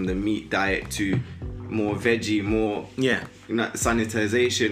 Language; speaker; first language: English; non-native, local second language; Shona